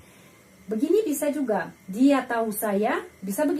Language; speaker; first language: Indonesian; non-native, fluent; Russian